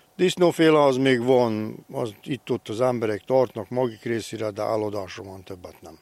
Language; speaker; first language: Hungarian; native; Hungarian